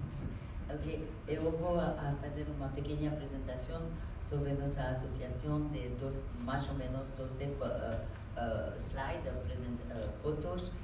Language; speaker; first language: Portuguese; non-native, learner; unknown